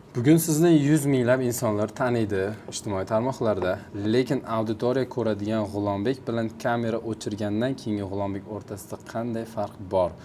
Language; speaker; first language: Uzbek; native; Uzbek